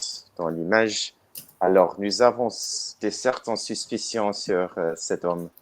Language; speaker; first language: French; non-native, learner; English